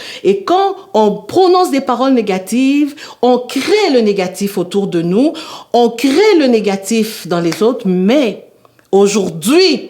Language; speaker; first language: French; native; French